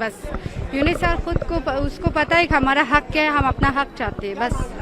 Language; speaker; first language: Hindi; non-native, learner; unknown